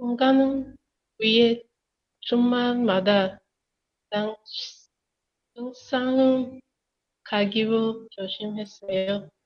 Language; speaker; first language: Korean; non-native, learner; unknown